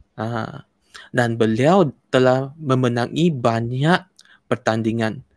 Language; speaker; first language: Malay; non-native, local second language; Chinese